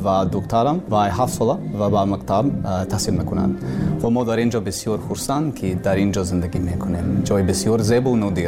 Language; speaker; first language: Persian; non-native, learner; English